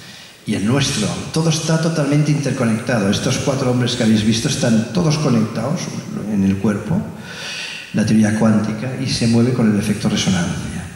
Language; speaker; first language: Spanish; native; Spanish